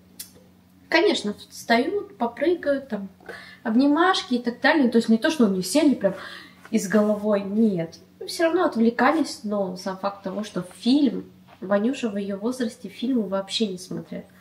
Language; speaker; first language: Russian; native; Russian